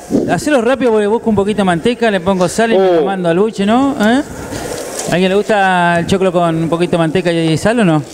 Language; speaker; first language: Spanish; native; Spanish